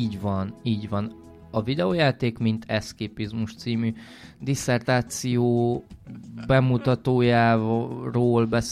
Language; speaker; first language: Hungarian; native; Hungarian